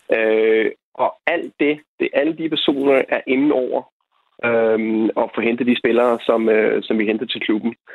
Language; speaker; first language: Danish; native; Danish